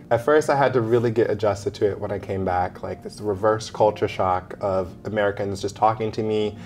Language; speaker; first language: English; native; English